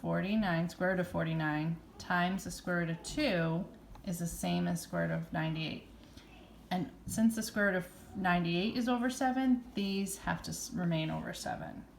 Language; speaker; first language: English; native; English